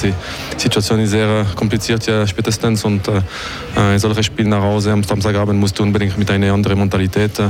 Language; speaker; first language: German; non-native, local second language; French